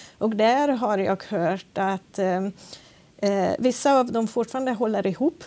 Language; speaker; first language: Swedish; non-native, fluent; Hungarian